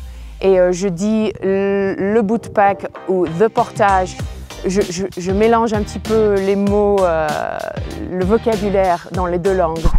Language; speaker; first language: French; non-native, fluent; English